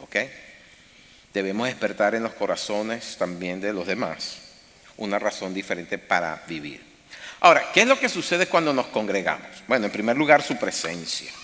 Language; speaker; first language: Spanish; native; Spanish